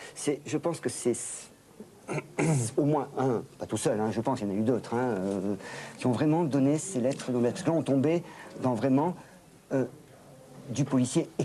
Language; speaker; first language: French; native; French